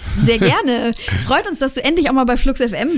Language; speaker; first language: German; native; German